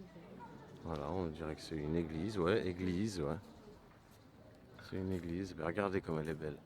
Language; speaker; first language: French; native; French